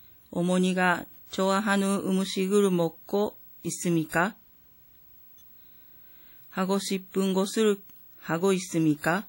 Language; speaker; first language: Korean; non-native, fluent; Japanese